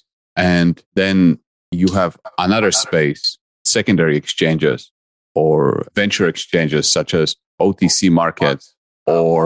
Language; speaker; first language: English; non-native, fluent; Polish